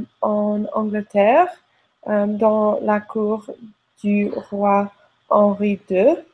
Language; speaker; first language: French; non-native, learner; English